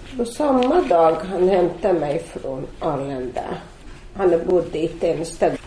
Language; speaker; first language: Swedish; non-native, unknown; Arabic